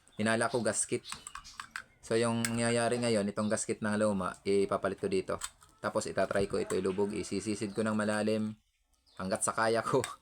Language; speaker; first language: Filipino; non-native, local second language; Cebuano